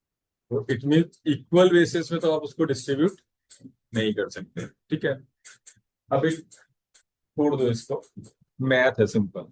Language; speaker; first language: Hindi; native; Hindi